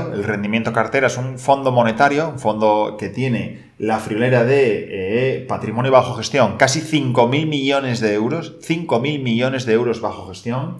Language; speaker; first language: Spanish; native; Spanish